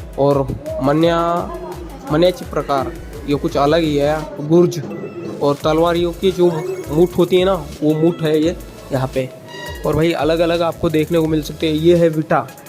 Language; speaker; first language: Hindi; non-native, local second language; Marathi